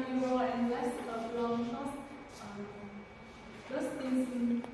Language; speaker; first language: English; non-native, learner; Vietnamese